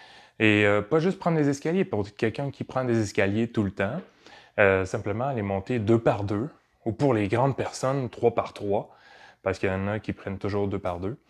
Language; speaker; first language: French; native; French